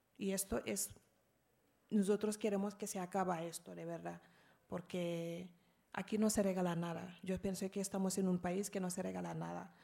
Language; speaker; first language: Spanish; non-native, fluent; Arabic